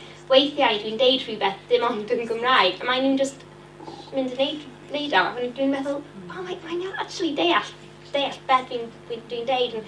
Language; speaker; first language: Welsh; non-native, learner; English